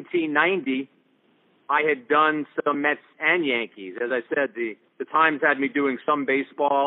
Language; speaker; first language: English; native; English